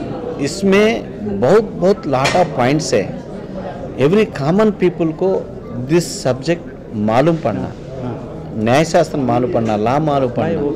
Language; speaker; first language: Hindi; non-native, local second language; Telugu